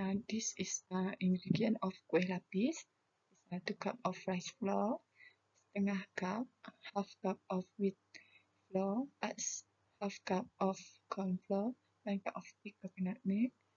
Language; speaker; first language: English; non-native, local second language; Malay